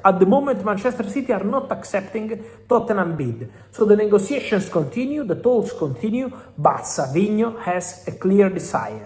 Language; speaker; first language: English; non-native, fluent; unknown